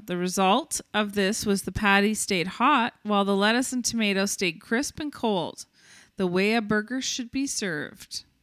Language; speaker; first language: English; native; English